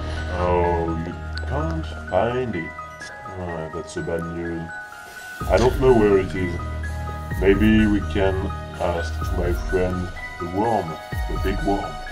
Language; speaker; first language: English; non-native, learner; French